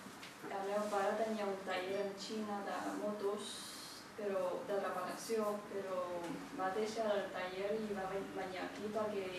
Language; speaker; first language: Catalan; early bilingual, other home language; Chinese